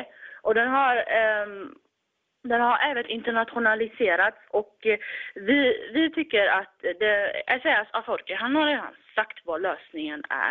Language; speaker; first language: Swedish; early bilingual, other home language; Tigrinya